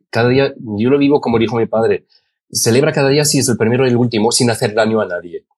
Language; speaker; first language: Spanish; non-native, fluent; German